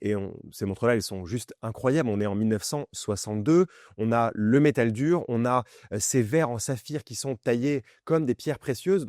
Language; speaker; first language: French; native; French